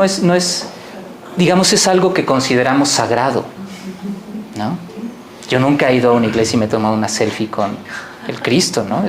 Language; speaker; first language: Spanish; native; Spanish